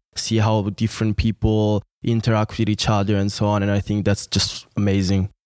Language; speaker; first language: English; non-native, fluent; Italian